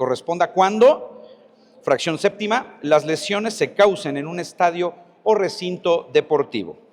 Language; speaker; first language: Spanish; native; Spanish